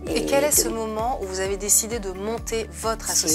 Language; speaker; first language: French; native; French